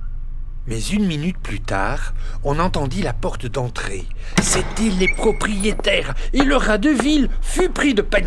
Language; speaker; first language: French; native; French